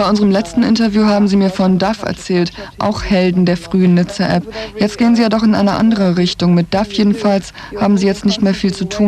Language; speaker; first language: German; native; German